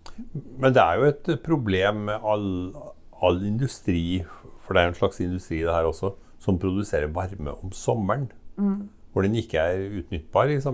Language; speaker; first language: Norwegian; native; Norwegian